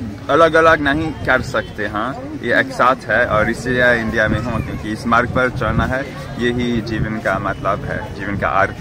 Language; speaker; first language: Hindi; non-native, fluent; French